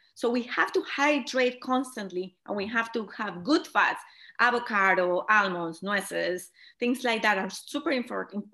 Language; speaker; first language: English; non-native, fluent; Spanish